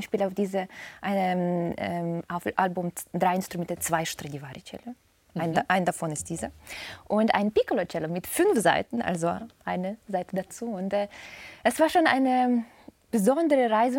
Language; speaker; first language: German; non-native, fluent; Russian